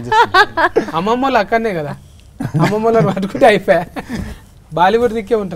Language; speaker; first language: Telugu; native; Telugu